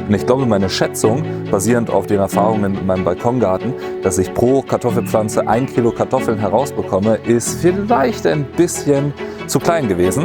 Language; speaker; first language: German; native; German